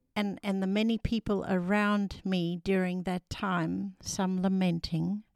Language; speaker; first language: English; non-native, local second language; Afrikaans